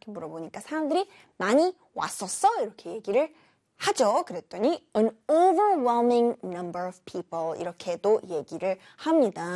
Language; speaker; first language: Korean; native; Korean